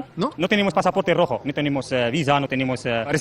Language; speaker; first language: Spanish; non-native, learner; Arabic